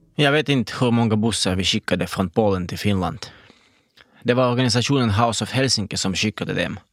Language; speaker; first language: Swedish; non-native, fluent; Russian